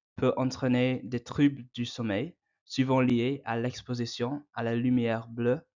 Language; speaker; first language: French; non-native, learner; English